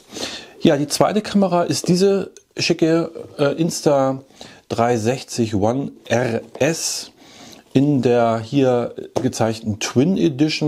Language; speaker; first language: German; native; German